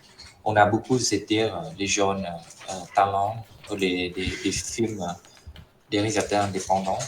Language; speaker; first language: French; non-native, fluent; Khmer